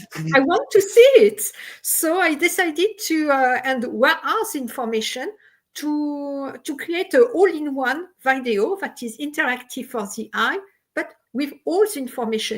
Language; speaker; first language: English; non-native, fluent; French